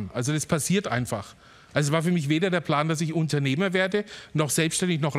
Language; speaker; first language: German; native; German